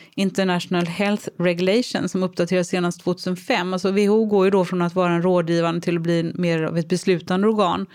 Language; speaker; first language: Swedish; native; Swedish